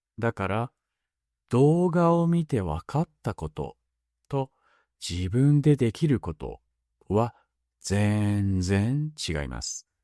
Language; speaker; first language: Japanese; native; Japanese